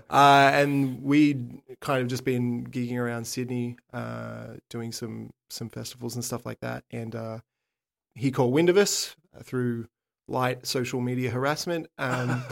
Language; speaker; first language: English; native; English